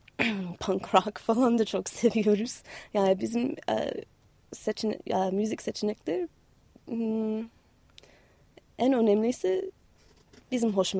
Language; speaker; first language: Turkish; non-native, fluent; English